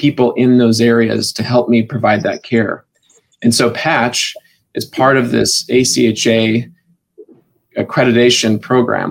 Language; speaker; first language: English; native; English